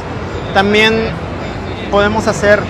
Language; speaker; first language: Spanish; native; Spanish